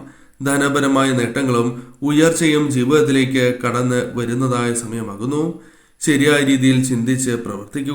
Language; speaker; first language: Malayalam; native; Malayalam